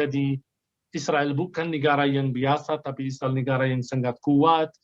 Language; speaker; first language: Indonesian; non-native, fluent; Arabic